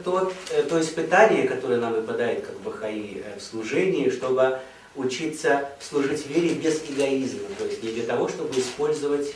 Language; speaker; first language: Russian; native; Russian